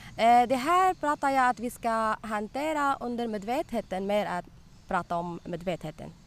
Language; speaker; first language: Swedish; non-native, learner; Arabic